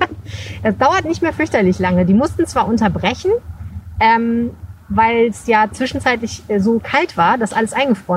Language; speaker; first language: German; native; German